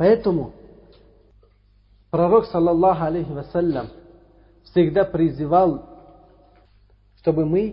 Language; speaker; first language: Russian; non-native, learner; Uzbek